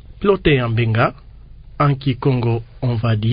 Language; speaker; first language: French; non-native, local second language; Lingala